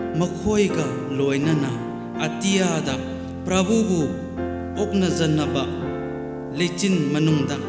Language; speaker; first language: Manipuri; non-native, local second language; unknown